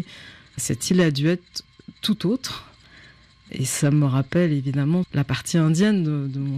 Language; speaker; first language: French; native; French